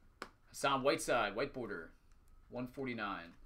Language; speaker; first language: English; native; English